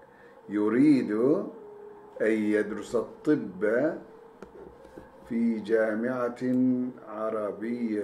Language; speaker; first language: Arabic; non-native, fluent; Turkish